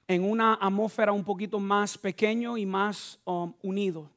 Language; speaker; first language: Spanish; non-native, fluent; English